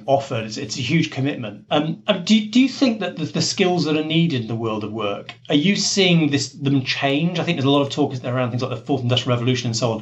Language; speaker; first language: English; native; English